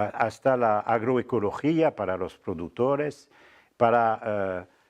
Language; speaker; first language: Spanish; non-native, fluent; French